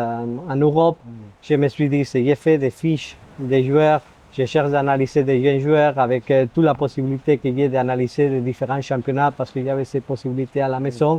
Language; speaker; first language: French; non-native, fluent; Spanish